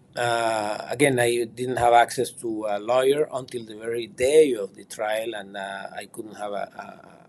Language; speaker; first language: English; non-native, fluent; Spanish